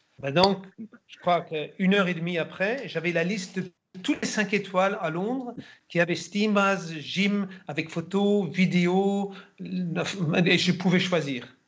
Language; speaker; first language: French; non-native, fluent; German